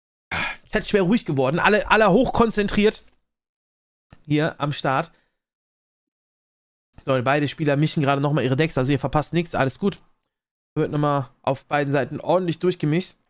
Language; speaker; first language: German; native; German